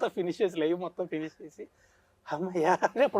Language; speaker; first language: Telugu; native; Telugu